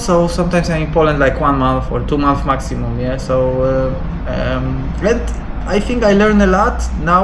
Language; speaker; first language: English; non-native, learner; Polish